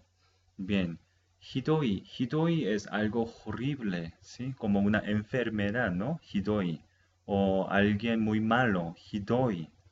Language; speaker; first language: Spanish; non-native, fluent; Japanese